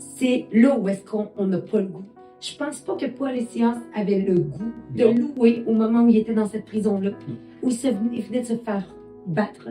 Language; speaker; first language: French; native; French